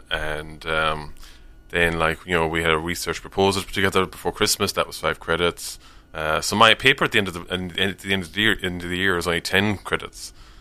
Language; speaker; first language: English; native; English